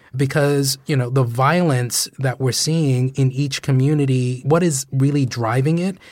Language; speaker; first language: English; native; English